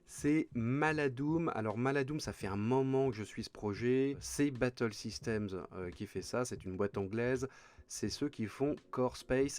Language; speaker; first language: French; native; French